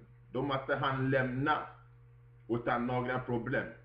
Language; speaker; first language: Swedish; non-native, fluent; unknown